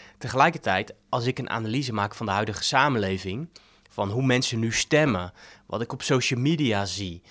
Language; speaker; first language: Dutch; native; Dutch